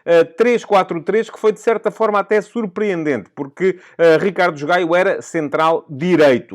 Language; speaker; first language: Portuguese; native; Portuguese